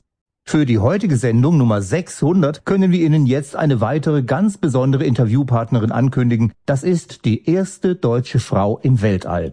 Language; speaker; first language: German; native; German